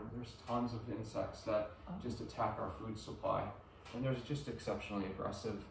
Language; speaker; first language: English; native; English